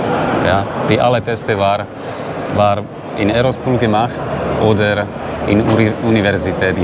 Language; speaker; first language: German; non-native, learner; Slovak